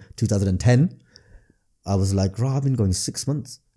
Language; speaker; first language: English; native; English